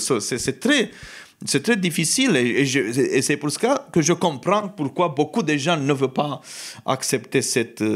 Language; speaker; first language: French; non-native, fluent; Romanian